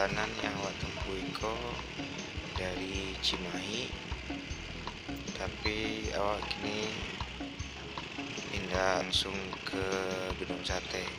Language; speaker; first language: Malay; non-native, local second language; Minangkabau